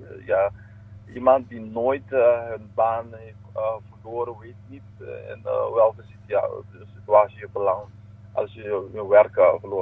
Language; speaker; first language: Dutch; non-native, local second language; Papiamento